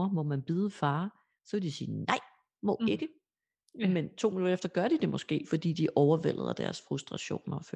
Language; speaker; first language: Danish; native; Danish